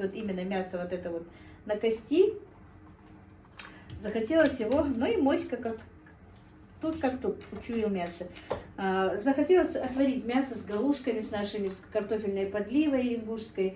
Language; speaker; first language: Russian; non-native, local second language; Ingush